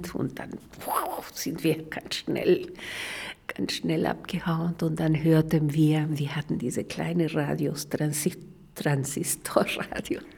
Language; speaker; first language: German; non-native, fluent; Spanish